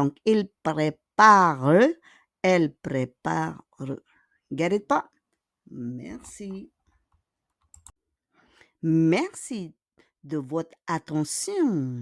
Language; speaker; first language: French; non-native, fluent; Filipino